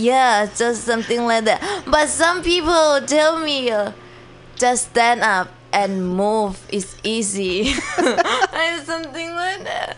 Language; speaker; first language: English; non-native, learner; Thai